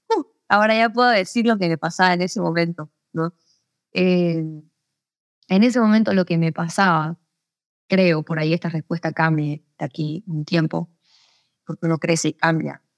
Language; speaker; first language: Spanish; native; Spanish